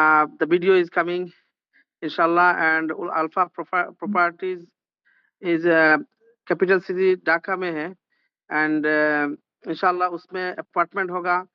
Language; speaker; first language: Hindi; non-native, learner; Bangla